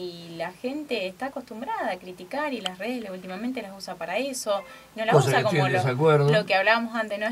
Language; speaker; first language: Spanish; native; Spanish